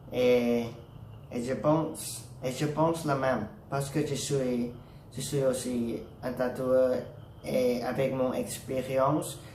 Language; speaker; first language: French; non-native, learner; Thai